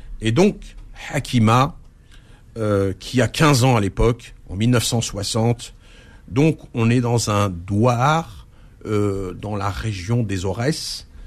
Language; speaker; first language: French; early bilingual, other home language; Arabic